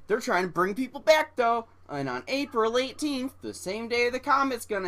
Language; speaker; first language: English; native; English